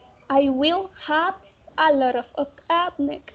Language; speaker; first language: English; non-native, learner; Spanish